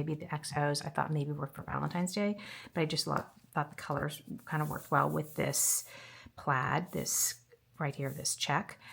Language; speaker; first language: English; native; English